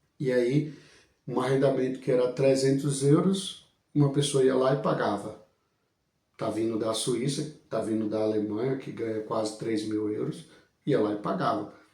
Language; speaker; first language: Portuguese; native; Portuguese